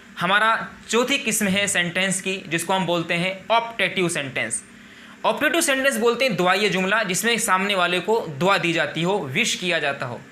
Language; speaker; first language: Urdu; native; Urdu